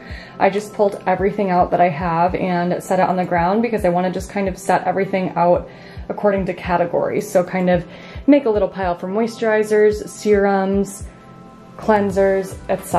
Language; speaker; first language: English; native; English